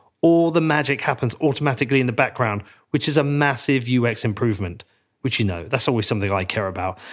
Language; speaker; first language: English; native; English